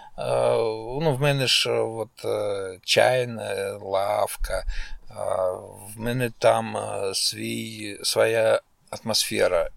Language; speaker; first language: Ukrainian; non-native, local second language; Russian